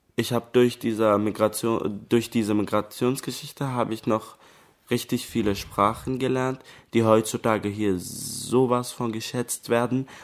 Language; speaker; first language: German; early bilingual, other home language; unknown